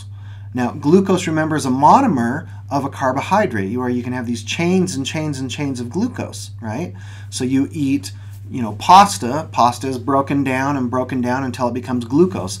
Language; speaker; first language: English; native; English